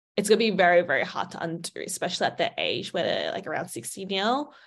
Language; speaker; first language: English; native; English